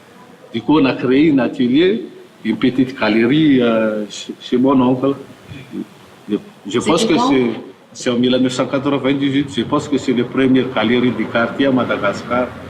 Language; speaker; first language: French; non-native, local second language; Malagasy